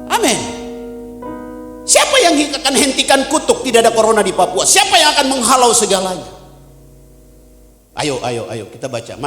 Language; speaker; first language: Indonesian; native; Indonesian